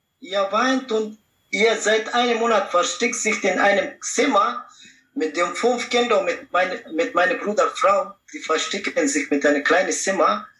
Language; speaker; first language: German; non-native, learner; Pashto